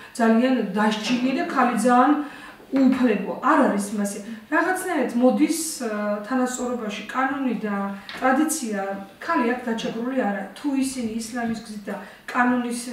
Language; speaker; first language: Georgian; non-native, local second language; Chechen